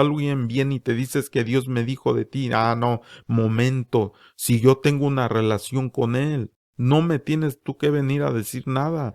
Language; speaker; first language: Spanish; native; Spanish